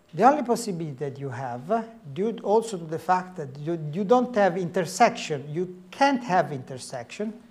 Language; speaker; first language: English; non-native, fluent; Italian